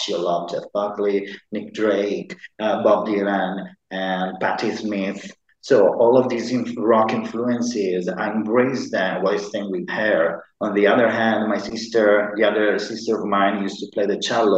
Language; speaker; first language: English; non-native, fluent; Italian